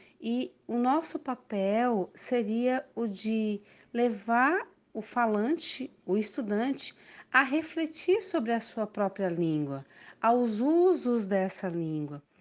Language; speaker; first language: Portuguese; native; Portuguese